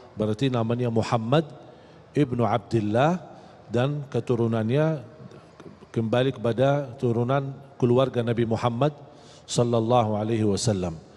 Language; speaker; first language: Malay; non-native, fluent; Arabic